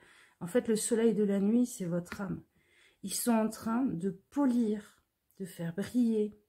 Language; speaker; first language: French; native; French